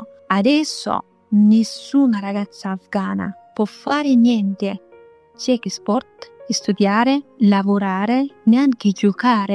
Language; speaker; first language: Italian; non-native, fluent; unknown